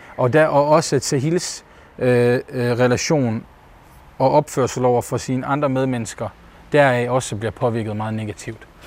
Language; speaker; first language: Danish; early bilingual, other home language; Bosnian